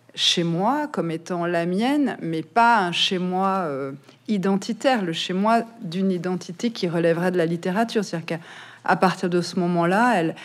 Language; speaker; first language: French; native; French